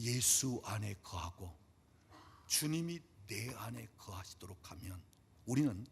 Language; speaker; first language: Korean; native; Korean